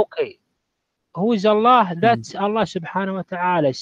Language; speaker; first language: English; non-native, learner; Arabic